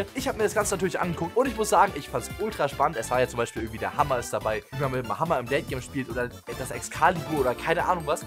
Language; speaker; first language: German; native; German